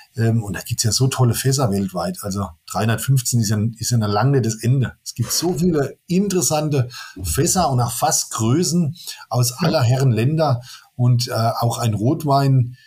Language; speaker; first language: German; native; German